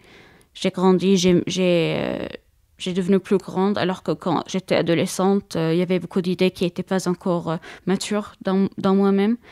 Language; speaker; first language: French; non-native, fluent; Arabic